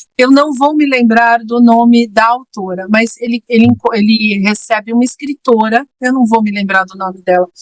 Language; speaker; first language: Portuguese; native; Portuguese